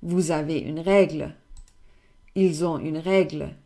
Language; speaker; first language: French; non-native, fluent; German